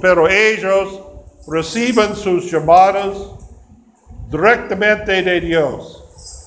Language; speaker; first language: Spanish; non-native, fluent; English